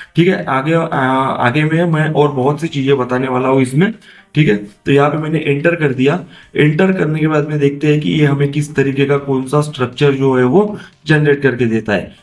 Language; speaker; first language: Hindi; non-native, local second language; Marathi